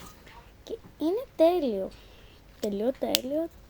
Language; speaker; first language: Greek; native; Greek